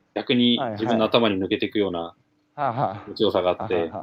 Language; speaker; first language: Japanese; native; Japanese